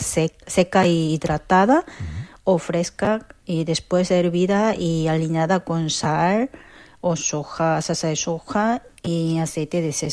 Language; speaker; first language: Spanish; non-native, fluent; Korean